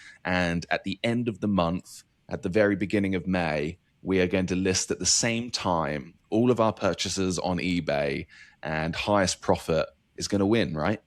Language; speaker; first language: English; native; English